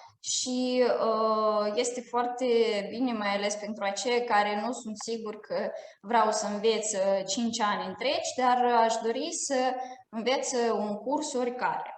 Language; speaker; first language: Romanian; non-native, fluent; Russian